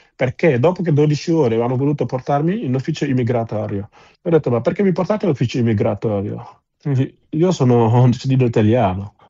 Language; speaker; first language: Italian; non-native, fluent; Wolof